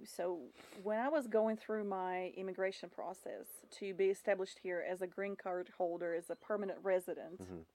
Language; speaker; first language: English; non-native, fluent; Russian